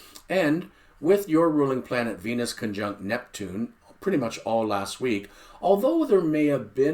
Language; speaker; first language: English; native; English